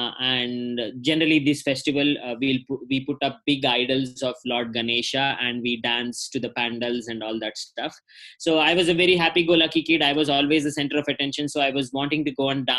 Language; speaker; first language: English; non-native, local second language; Telugu